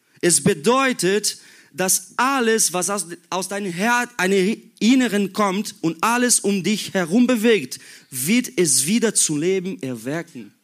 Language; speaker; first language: German; non-native, learner; Portuguese